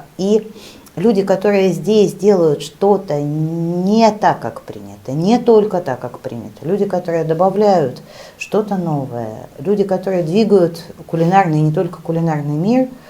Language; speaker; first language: Russian; native; Russian